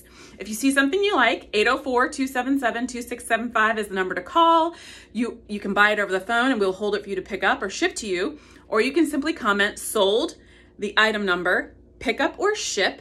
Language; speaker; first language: English; native; English